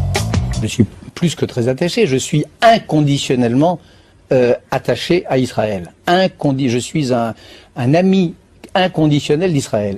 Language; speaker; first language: French; native; French